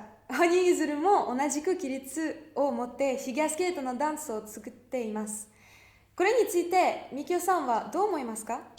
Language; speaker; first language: Japanese; non-native, learner; Russian